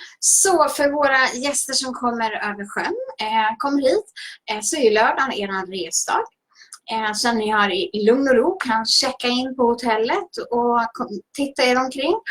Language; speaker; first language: Swedish; native; Swedish